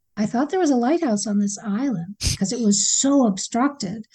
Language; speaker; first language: English; native; English